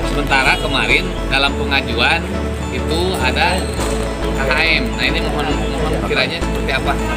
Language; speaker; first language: Indonesian; native; Indonesian